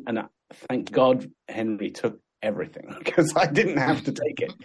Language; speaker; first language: English; native; English